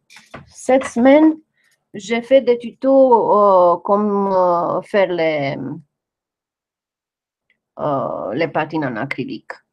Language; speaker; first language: French; non-native, fluent; English